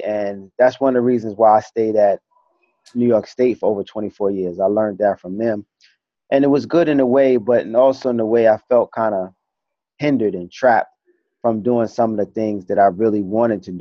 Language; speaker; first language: English; native; English